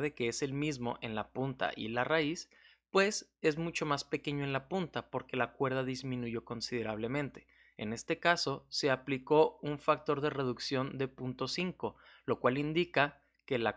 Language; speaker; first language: Spanish; native; Spanish